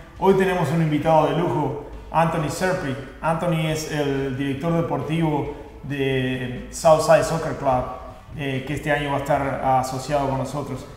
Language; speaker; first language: Spanish; native; Spanish